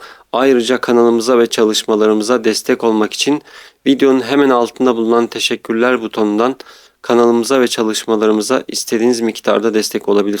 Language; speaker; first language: Turkish; native; Turkish